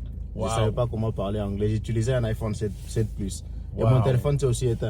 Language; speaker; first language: French; non-native, local second language; Swahili